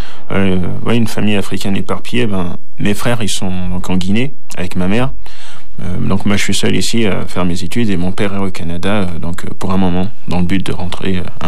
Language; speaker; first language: French; early bilingual, other home language; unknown